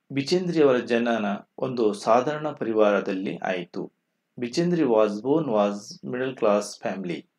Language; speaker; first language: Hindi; non-native, local second language; Kannada